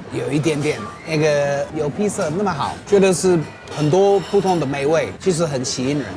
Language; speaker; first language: Chinese; non-native, fluent; English